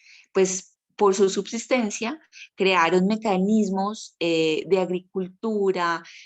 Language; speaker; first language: Spanish; native; Spanish